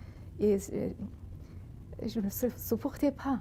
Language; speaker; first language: French; non-native, fluent; Persian